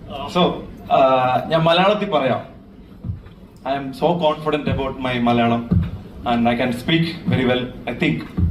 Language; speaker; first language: English; non-native, local second language; Malayalam